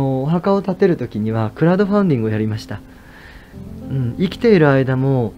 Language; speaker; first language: Japanese; native; Japanese